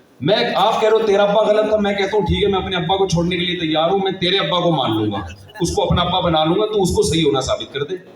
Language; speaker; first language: Urdu; native; Urdu